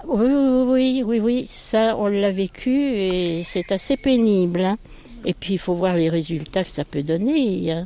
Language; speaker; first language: French; native; French